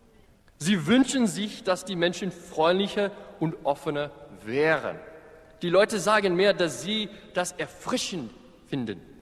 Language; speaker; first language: German; non-native, fluent; English